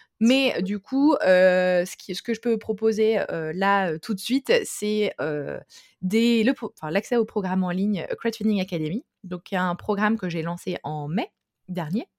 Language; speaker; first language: French; native; French